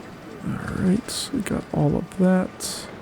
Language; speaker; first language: English; native; English